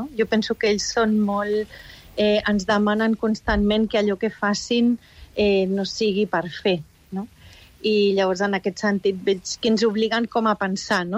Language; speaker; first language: Catalan; native; Catalan